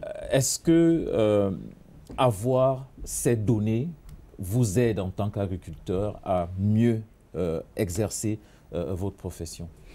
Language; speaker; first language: French; non-native, local second language; English